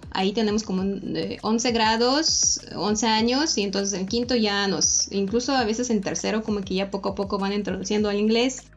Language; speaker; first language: Spanish; non-native, fluent; Russian